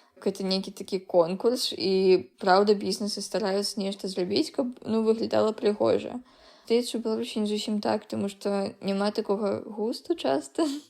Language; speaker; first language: Belarusian; non-native, local second language; Russian